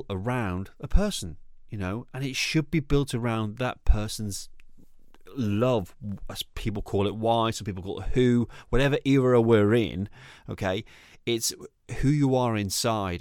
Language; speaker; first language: English; native; English